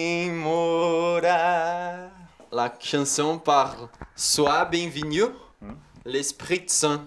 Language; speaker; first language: French; non-native, learner; Portuguese